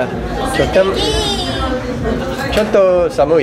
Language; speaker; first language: Japanese; non-native, learner; English